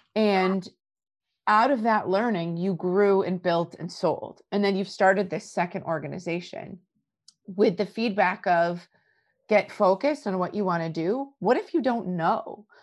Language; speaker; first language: English; native; English